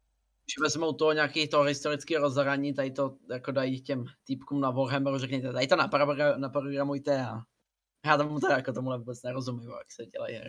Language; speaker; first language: Czech; native; Czech